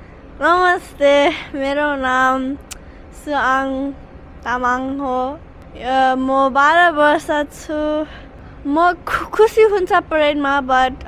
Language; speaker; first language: Nepali; early bilingual, heritage; Nepali